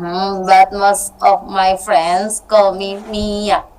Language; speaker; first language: English; non-native, learner; Indonesian